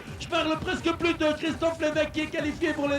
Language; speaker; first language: French; native; French